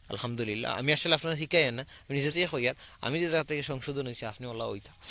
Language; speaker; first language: Bangla; native; Bangla